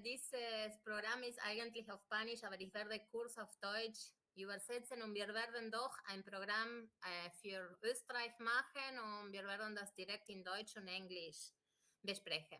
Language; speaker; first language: German; non-native, fluent; Spanish